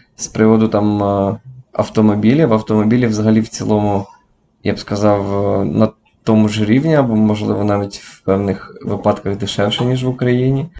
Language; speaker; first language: Ukrainian; native; Ukrainian